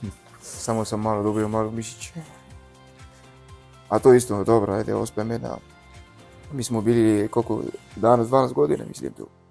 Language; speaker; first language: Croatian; non-native, learner; Arabic